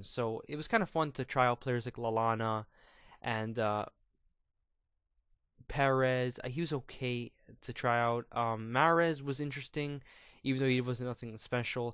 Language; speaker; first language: English; native; English